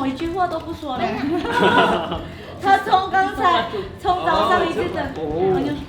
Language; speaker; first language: Chinese; non-native, fluent; Indonesian